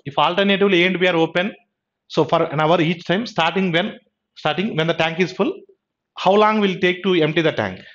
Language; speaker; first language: English; non-native, local second language; Telugu